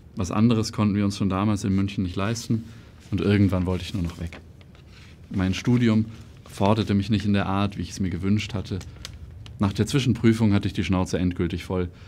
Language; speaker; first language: German; native; German